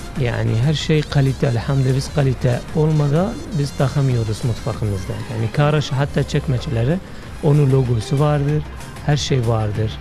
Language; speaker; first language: Turkish; non-native, learner; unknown